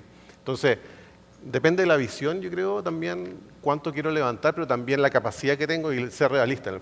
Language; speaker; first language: Spanish; native; Spanish